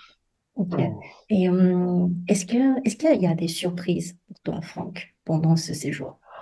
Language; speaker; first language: French; non-native, fluent; Chinese